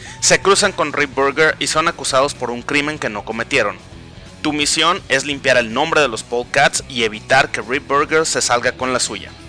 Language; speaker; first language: Spanish; native; Spanish